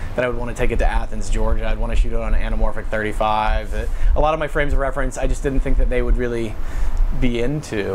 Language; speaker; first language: English; native; English